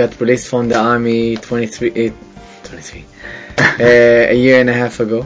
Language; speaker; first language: English; non-native, fluent; Hebrew